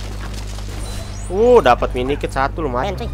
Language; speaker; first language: Indonesian; native; Indonesian